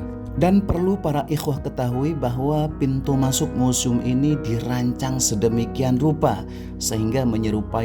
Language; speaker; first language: Indonesian; native; Indonesian